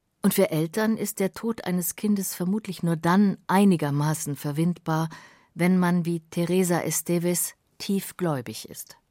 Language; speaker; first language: German; native; German